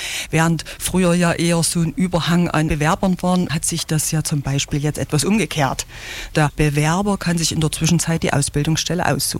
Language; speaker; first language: German; native; German